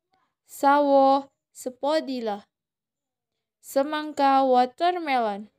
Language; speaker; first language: Indonesian; native; Indonesian